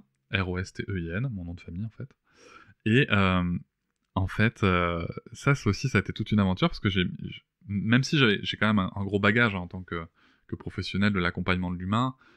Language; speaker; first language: French; native; French